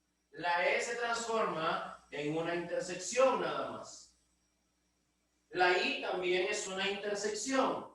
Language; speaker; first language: Spanish; native; Spanish